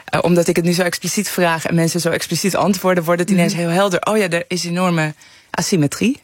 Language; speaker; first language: Dutch; early bilingual, other home language; Persian